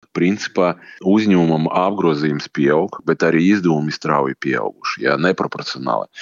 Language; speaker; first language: Latvian; non-native, local second language; Russian